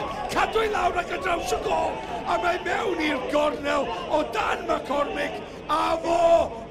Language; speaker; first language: Welsh; native; Welsh